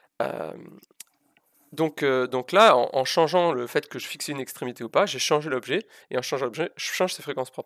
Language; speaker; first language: French; native; French